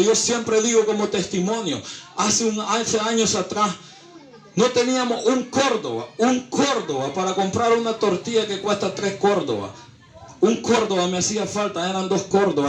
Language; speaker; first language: Spanish; native; Spanish